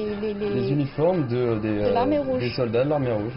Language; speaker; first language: French; native; French